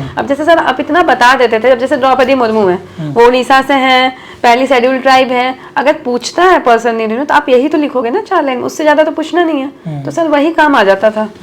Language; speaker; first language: Hindi; native; Hindi